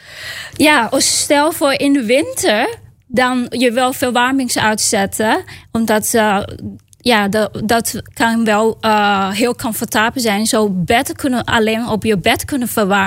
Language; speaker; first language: Dutch; non-native, learner; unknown